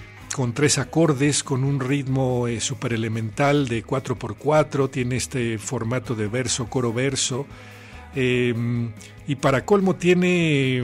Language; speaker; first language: Spanish; native; Spanish